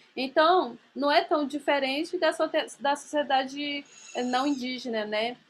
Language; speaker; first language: Portuguese; non-native, local second language; Ticuna